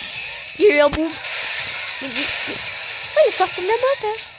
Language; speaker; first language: French; native; French